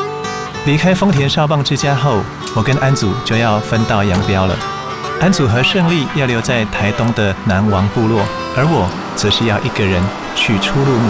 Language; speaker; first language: Chinese; native; Chinese